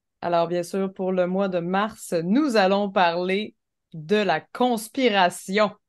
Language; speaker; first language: French; native; French